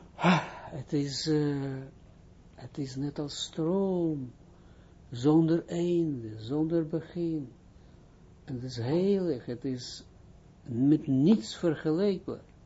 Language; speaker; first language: Dutch; non-native, fluent; Hebrew